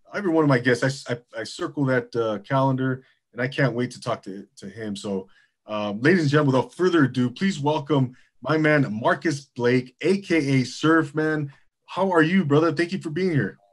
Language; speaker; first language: English; native; English